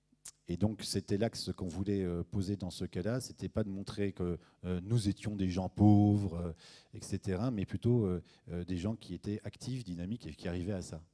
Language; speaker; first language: French; native; French